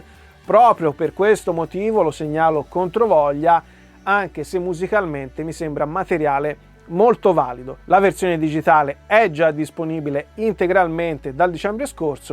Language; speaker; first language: Italian; native; Italian